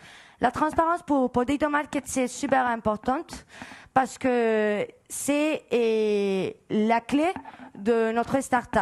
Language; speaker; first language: French; non-native, fluent; Spanish